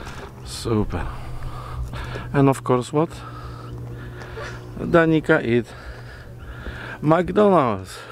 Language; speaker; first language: English; non-native, fluent; Polish